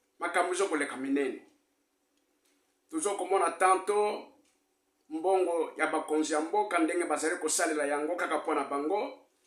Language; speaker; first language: Lingala; non-native, local second language; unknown